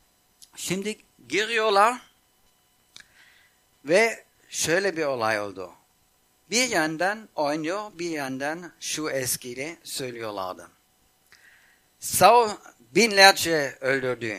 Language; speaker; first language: Turkish; non-native, fluent; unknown